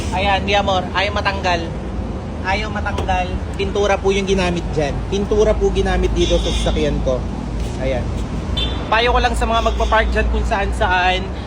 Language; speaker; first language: Filipino; native; Filipino